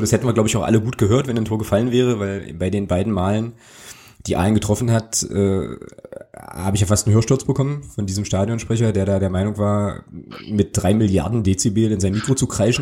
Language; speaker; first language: German; native; German